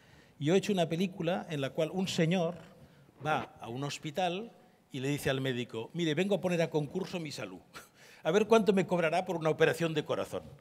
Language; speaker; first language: Spanish; native; Spanish